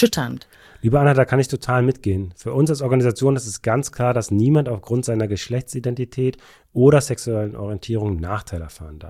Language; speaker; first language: German; native; German